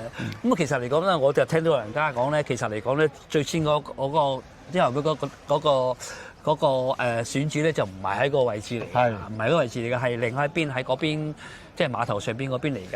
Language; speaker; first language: Cantonese; native; Cantonese